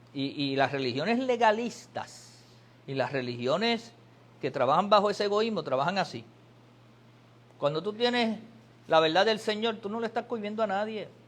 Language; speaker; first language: Spanish; native; Spanish